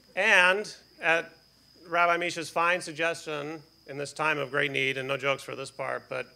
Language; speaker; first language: English; native; English